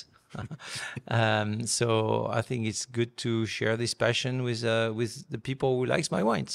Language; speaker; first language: English; non-native, fluent; French